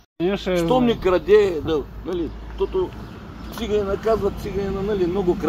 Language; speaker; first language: Russian; non-native, learner; Bulgarian